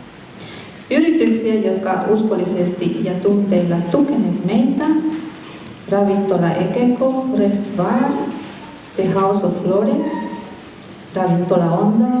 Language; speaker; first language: Finnish; non-native, fluent; Spanish